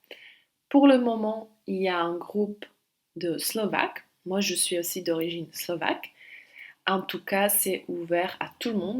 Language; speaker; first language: French; non-native, fluent; Slovak